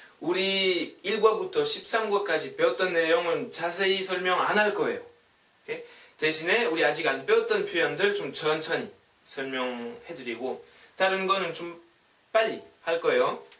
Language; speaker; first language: Korean; non-native, fluent; French